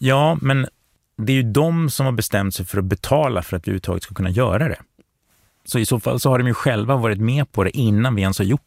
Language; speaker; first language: Swedish; native; Swedish